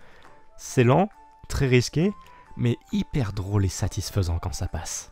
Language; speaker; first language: French; native; French